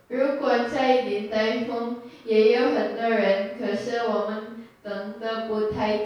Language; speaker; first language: Chinese; non-native, learner; Indonesian